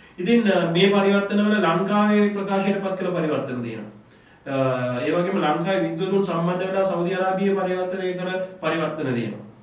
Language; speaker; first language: Sinhala; non-native, local second language; Tamil